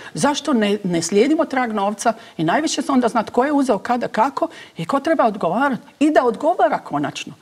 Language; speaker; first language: Croatian; early bilingual, heritage; Croatian